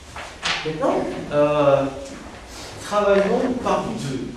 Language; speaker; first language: French; non-native, fluent; Russian